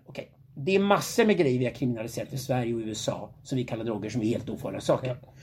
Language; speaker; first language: Swedish; native; Swedish